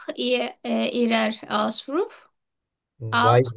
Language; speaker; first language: German; non-native, learner; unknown